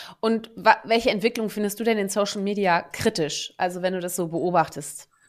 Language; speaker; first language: German; early bilingual, other home language; Dutch